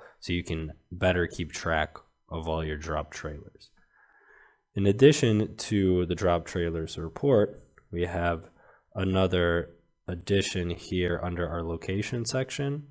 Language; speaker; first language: English; native; English